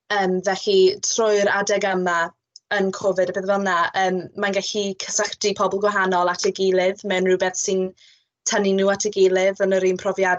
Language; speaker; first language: Welsh; non-native, local second language; English